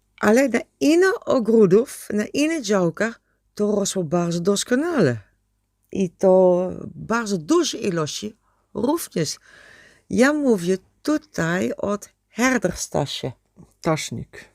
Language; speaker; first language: Polish; non-native, learner; Dutch